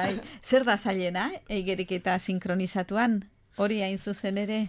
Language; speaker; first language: Basque; native; Basque